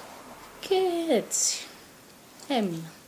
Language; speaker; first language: Greek; non-native, fluent; Bulgarian